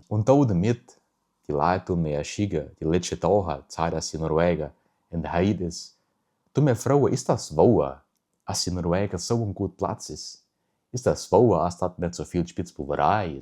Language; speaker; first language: German; early bilingual, heritage; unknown